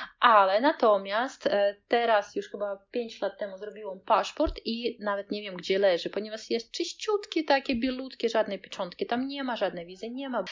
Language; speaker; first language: Polish; non-native, fluent; Russian